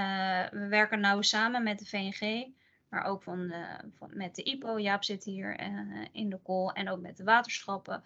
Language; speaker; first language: Dutch; native; Dutch